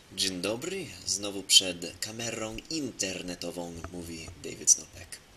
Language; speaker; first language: Polish; non-native, learner; English